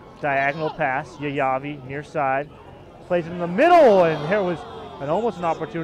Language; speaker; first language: English; native; English